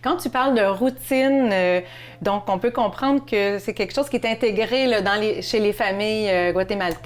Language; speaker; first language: French; native; French